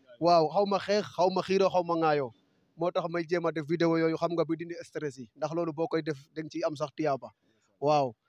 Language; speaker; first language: Wolof; native; Wolof